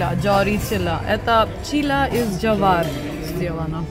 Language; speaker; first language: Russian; early bilingual, heritage; Russian